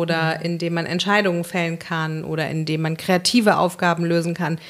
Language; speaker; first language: German; native; German